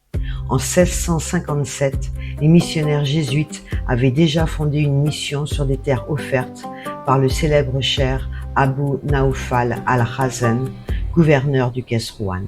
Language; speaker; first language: French; native; French